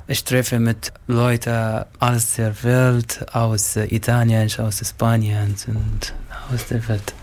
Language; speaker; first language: German; non-native, learner; Arabic